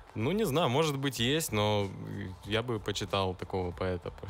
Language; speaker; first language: Russian; native; Russian